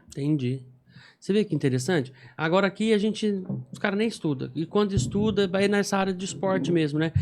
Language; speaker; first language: Portuguese; native; Portuguese